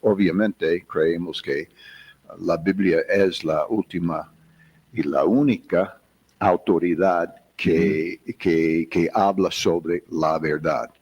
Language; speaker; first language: Spanish; non-native, fluent; English